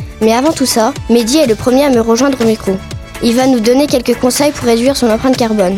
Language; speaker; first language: French; native; French